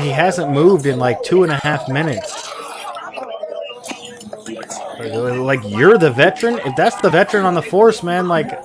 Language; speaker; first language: English; native; English